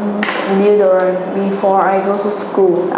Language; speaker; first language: English; non-native, learner; Vietnamese